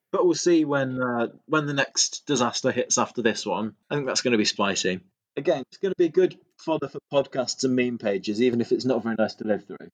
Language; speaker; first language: English; native; English